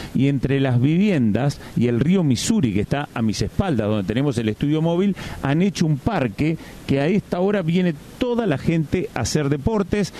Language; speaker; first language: Spanish; native; Spanish